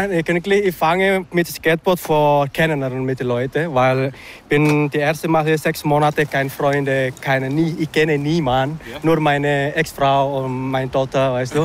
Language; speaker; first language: German; non-native, learner; Indonesian